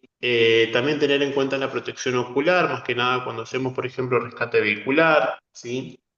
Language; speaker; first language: Spanish; native; Spanish